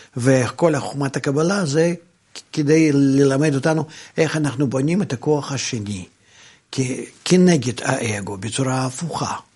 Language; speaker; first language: Hebrew; non-native, fluent; Russian